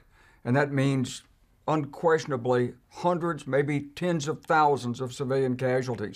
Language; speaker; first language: English; native; English